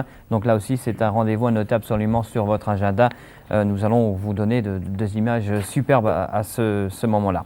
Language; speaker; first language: French; native; French